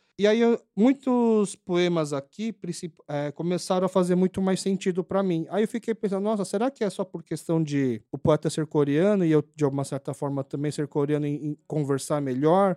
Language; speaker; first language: Portuguese; early bilingual, other home language; Korean